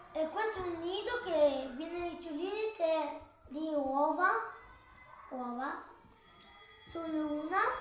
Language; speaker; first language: Italian; early bilingual, other home language; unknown